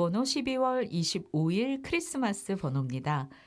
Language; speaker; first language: Korean; native; Korean